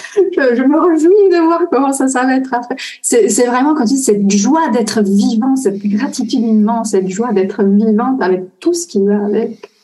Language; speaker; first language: French; non-native, fluent; Italian